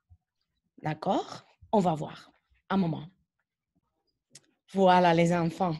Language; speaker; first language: French; non-native, fluent; Spanish